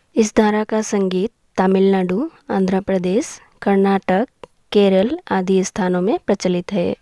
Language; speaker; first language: Hindi; non-native, local second language; Assamese